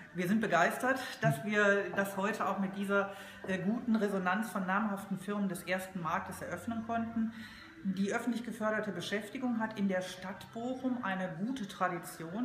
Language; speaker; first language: German; native; German